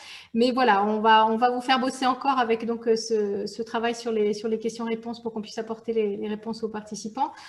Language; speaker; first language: French; native; French